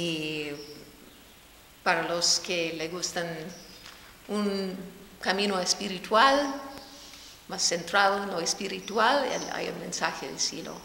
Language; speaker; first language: Spanish; non-native, fluent; English